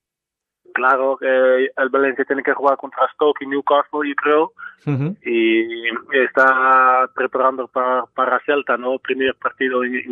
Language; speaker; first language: Spanish; non-native, fluent; Dutch